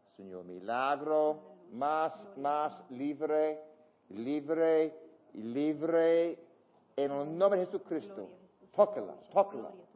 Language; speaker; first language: Spanish; non-native, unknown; English